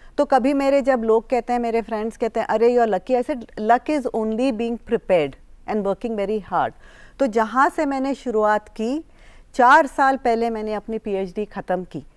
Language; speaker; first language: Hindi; non-native, local second language; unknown